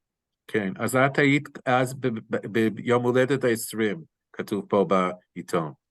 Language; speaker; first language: Hebrew; non-native, fluent; English